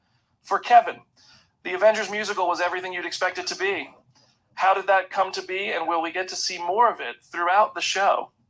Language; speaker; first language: English; native; English